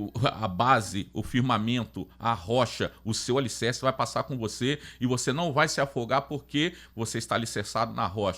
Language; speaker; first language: Portuguese; native; Portuguese